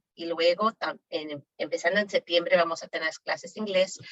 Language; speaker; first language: Spanish; native; Spanish